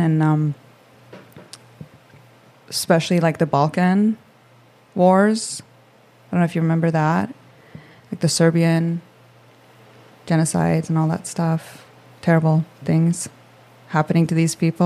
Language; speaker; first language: English; non-native, fluent; Swedish